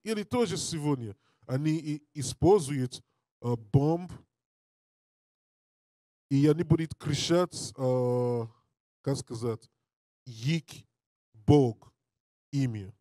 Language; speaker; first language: Russian; non-native, learner; English